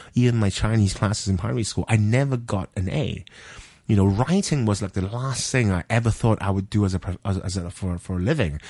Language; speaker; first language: English; non-native, local second language; Cantonese